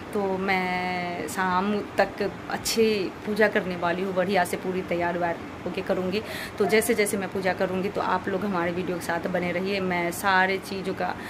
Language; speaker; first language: Hindi; native; Hindi